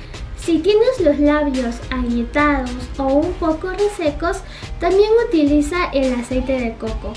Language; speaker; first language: Spanish; native; Spanish